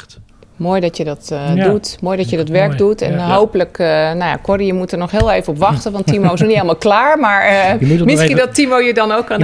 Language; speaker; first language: Dutch; native; Dutch